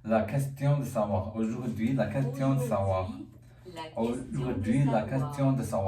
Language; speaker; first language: French; non-native, learner; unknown